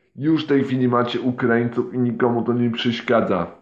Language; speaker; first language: Polish; non-native, fluent; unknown